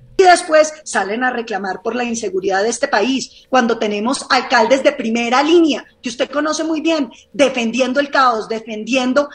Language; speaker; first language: Spanish; native; Spanish